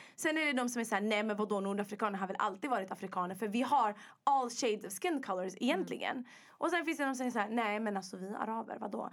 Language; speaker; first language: Swedish; native; Swedish